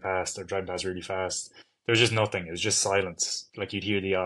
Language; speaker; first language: English; native; English